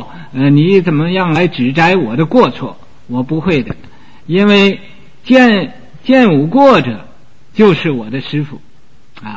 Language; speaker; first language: Chinese; native; Chinese